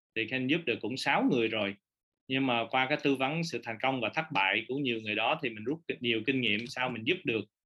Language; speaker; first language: Vietnamese; early bilingual, heritage; Vietnamese